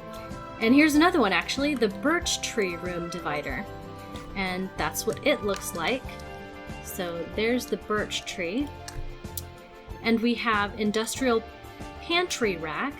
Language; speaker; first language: English; native; English